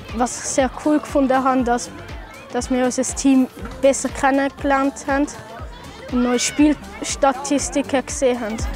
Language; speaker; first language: German; native; German